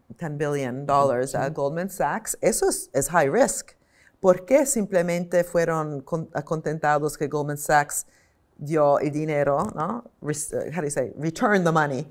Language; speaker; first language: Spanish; non-native, fluent; Italian